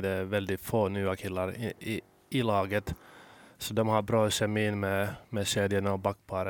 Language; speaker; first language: Swedish; non-native, local second language; Finnish